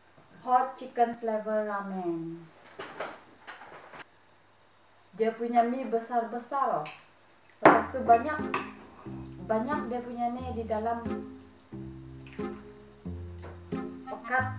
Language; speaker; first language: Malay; non-native, local second language; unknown